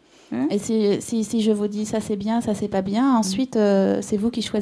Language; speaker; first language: French; native; French